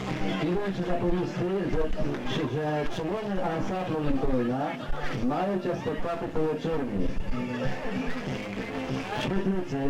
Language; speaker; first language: Polish; non-native, local second language; Rusyn